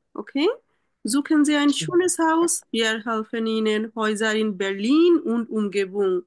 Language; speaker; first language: German; non-native, learner; Bangla